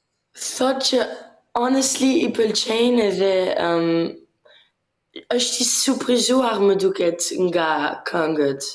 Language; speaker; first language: Albanian; early bilingual, heritage; Albanian